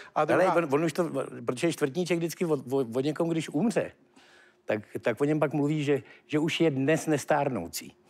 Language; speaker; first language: Czech; native; Czech